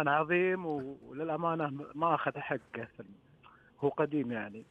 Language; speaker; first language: Arabic; native; Arabic